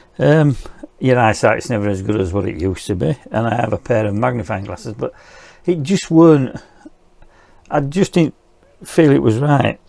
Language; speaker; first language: English; native; English